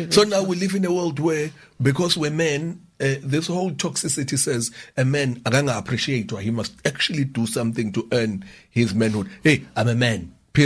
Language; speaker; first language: English; non-native, local second language; Zulu